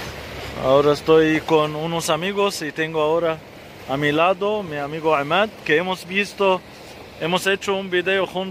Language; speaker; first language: Spanish; non-native, fluent; Arabic